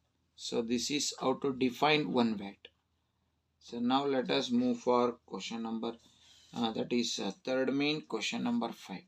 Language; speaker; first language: English; non-native, local second language; Kannada